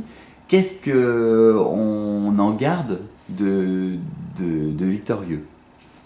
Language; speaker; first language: French; native; French